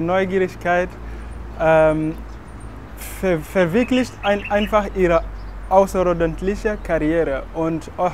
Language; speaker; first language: German; non-native, fluent; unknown